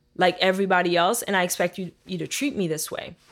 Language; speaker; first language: English; early bilingual, other home language; Haitian Creole